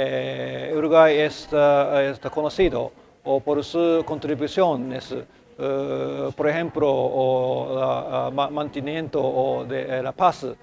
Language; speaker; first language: Spanish; non-native, learner; Japanese